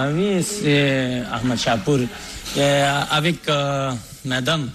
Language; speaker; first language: French; non-native, learner; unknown